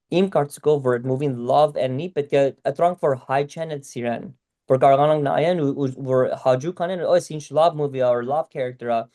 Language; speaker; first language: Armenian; early bilingual, heritage; Armenian